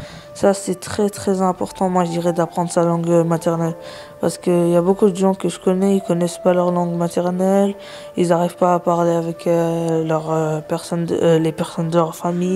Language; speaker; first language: French; early bilingual, other home language; Arabic